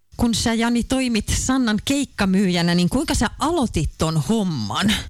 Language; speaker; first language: Finnish; native; Finnish